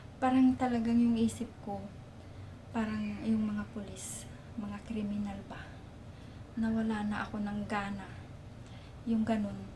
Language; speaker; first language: Filipino; non-native, local second language; Cebuano